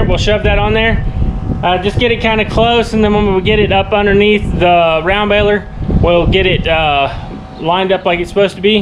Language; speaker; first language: English; native; English